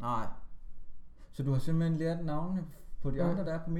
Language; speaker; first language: Danish; native; Danish